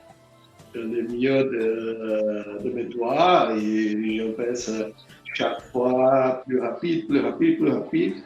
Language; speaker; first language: French; non-native, learner; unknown